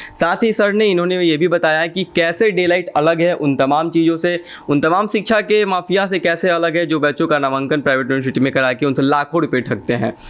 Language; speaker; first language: Hindi; native; Hindi